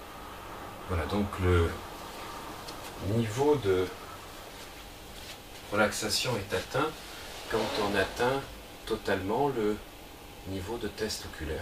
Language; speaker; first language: French; native; French